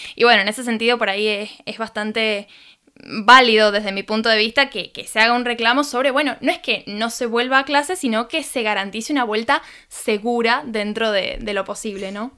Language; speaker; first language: Spanish; native; Spanish